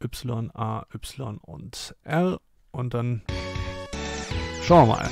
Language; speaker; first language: German; native; German